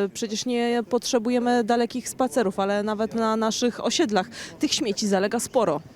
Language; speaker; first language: Polish; native; Polish